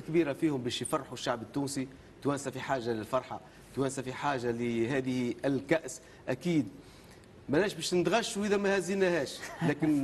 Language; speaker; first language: Arabic; native; Arabic